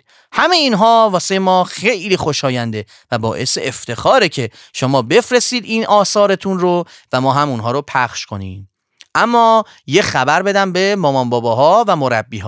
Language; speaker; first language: Persian; native; Persian